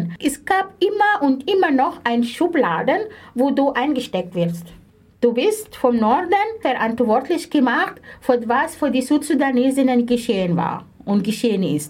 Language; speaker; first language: German; non-native, fluent; Arabic